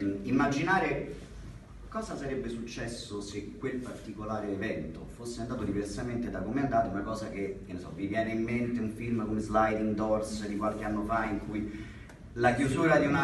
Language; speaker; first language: Italian; native; Italian